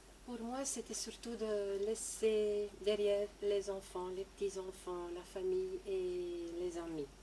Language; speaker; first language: French; non-native, local second language; Dutch